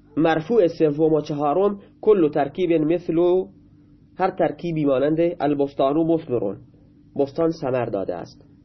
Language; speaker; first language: Persian; non-native, local second language; Baluchi